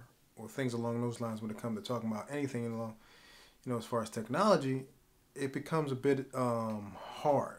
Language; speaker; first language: English; native; English